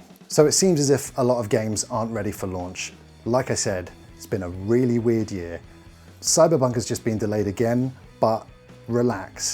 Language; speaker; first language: English; native; English